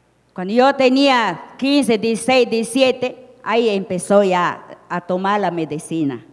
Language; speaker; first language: Spanish; non-native, local second language; Shipibo-Conibo